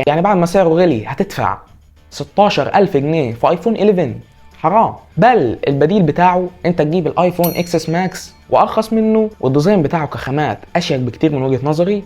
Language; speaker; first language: Arabic; native; Arabic